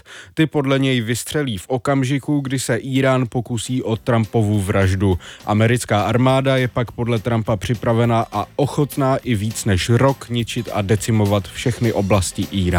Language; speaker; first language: Czech; native; Czech